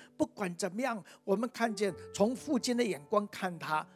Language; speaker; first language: Chinese; native; Chinese